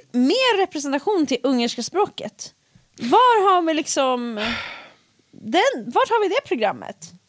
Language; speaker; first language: Swedish; early bilingual, other home language; Finnish